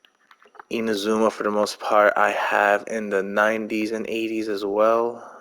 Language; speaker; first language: English; native; English